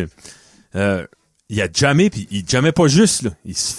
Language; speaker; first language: French; native; French